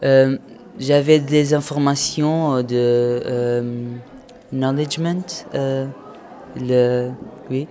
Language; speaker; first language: French; non-native, fluent; Portuguese